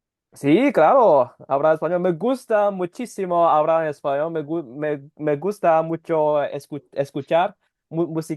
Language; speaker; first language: Spanish; non-native, learner; Cantonese